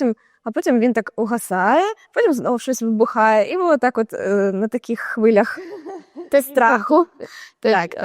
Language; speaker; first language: Ukrainian; native; Ukrainian